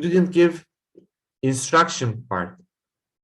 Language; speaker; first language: English; non-native, fluent; Turkish